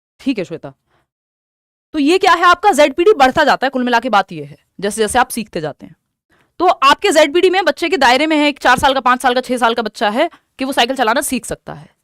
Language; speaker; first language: Hindi; native; Hindi